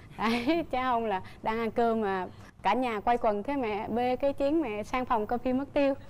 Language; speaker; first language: Vietnamese; native; Vietnamese